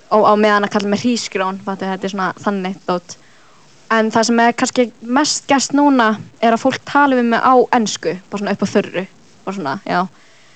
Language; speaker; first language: Icelandic; early bilingual, other home language; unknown